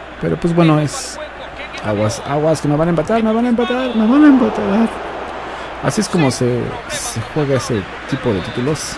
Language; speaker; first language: Spanish; native; Spanish